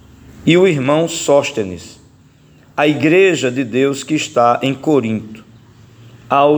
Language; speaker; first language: Portuguese; native; Portuguese